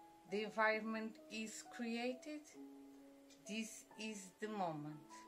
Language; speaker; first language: English; non-native, fluent; Portuguese